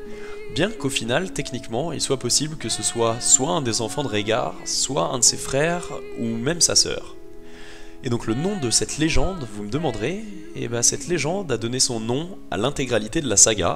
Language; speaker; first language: French; native; French